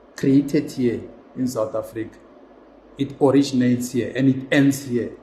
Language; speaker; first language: English; non-native, local second language; Zulu